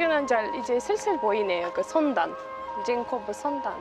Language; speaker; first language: Korean; non-native, fluent; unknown